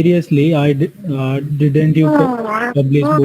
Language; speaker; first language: English; non-native, learner; Hindi